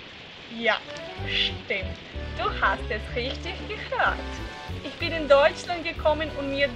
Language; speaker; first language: German; non-native, fluent; Russian